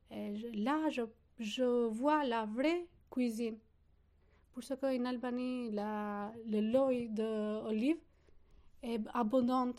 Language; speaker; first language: French; non-native, learner; Albanian